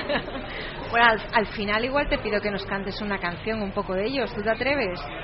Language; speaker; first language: Spanish; native; Spanish